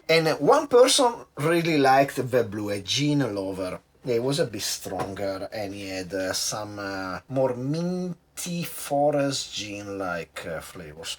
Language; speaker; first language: English; non-native, fluent; Italian